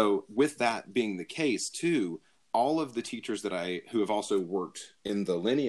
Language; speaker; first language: English; native; English